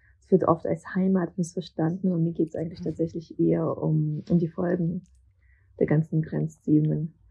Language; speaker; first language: German; early bilingual, other home language; Russian